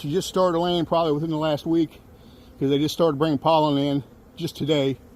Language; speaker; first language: English; native; English